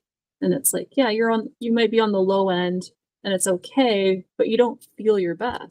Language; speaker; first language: English; native; English